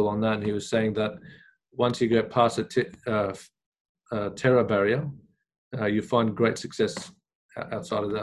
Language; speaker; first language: English; native; English